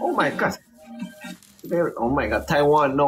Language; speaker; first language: English; non-native, learner; Vietnamese